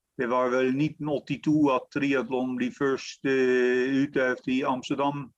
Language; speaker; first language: Norwegian; non-native, fluent; Dutch